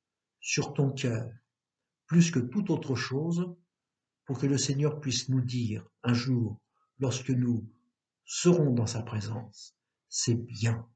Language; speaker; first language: French; native; French